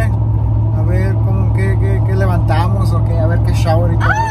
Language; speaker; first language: Spanish; early bilingual, heritage; Spanish